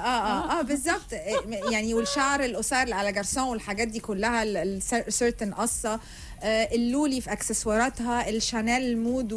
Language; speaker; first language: Arabic; native; Arabic